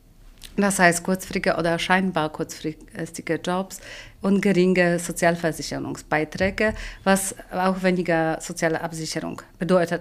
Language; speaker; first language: German; non-native, fluent; Polish